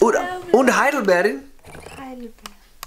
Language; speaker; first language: German; non-native, learner; English